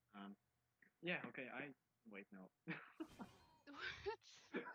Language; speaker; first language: English; non-native, fluent; Dutch